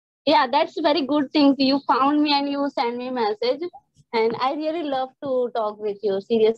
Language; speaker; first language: English; non-native, learner; Hindi